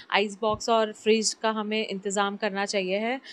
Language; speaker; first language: Hindi; native; Hindi